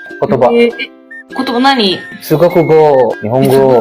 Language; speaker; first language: Japanese; non-native, learner; Malay